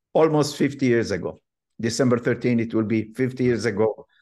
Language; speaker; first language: English; non-native, fluent; Arabic